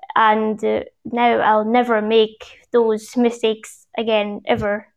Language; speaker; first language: English; native; English